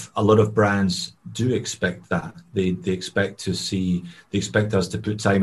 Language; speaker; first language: English; native; English